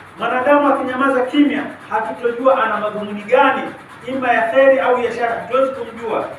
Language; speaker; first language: Swahili; native; Swahili